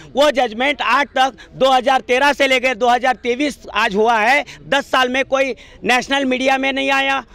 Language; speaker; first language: Hindi; non-native, local second language; Marathi